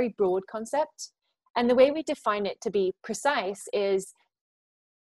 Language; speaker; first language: English; native; English